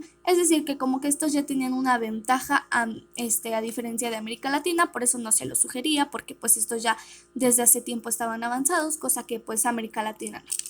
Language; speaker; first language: Spanish; native; Spanish